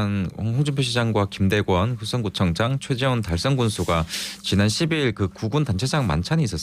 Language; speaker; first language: Korean; native; Korean